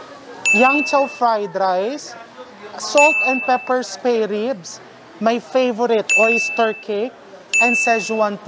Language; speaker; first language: English; non-native, local second language; Filipino